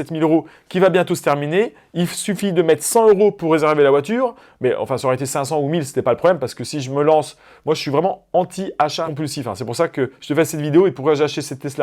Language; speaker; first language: French; native; French